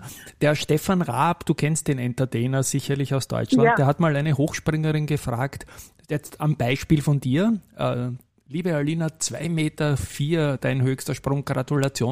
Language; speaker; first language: German; native; German